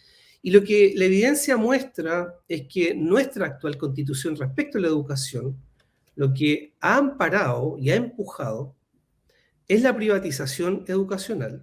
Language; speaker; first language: Spanish; native; Spanish